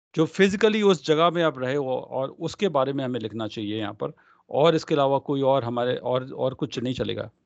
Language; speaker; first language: Hindi; non-native, local second language; Punjabi